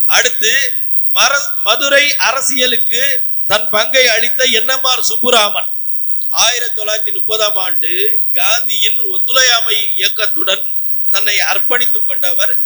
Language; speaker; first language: Tamil; non-native, local second language; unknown